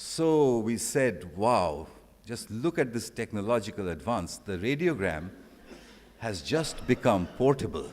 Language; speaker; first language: English; non-native, local second language; Bangla